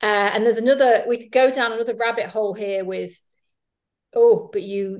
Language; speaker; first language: English; native; English